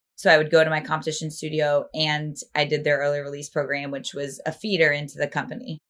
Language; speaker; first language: English; native; English